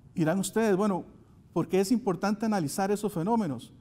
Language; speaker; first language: Spanish; native; Spanish